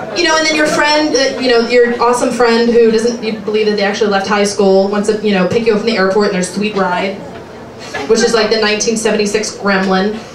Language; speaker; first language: English; native; English